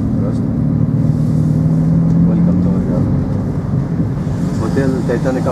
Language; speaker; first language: English; non-native, learner; Arabic